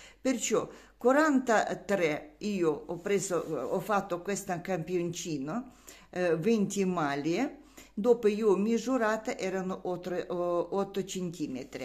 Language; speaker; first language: Italian; non-native, learner; Russian